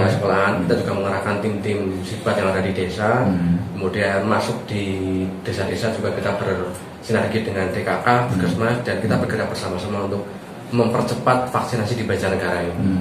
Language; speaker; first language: Indonesian; native; Indonesian